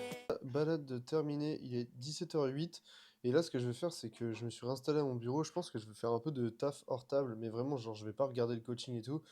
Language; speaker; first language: French; native; French